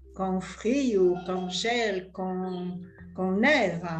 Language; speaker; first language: Portuguese; non-native, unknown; French